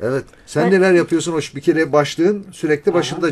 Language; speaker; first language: Turkish; native; Turkish